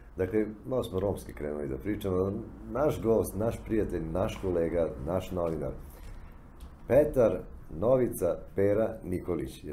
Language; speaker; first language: Serbian; native; Serbian